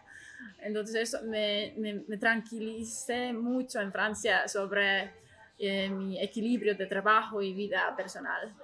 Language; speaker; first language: Spanish; non-native, learner; Estonian